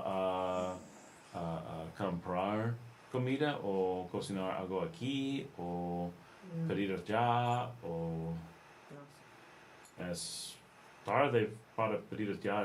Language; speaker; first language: Spanish; non-native, learner; English